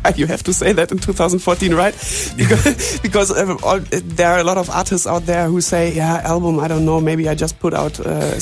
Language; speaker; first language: English; non-native, fluent; German